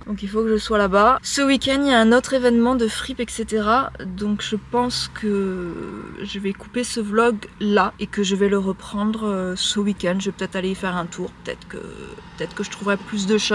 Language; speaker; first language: French; native; French